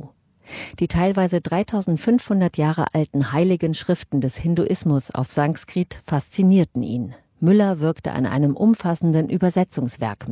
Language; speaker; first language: German; native; German